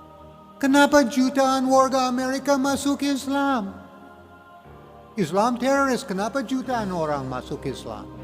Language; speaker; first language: Indonesian; non-native, learner; English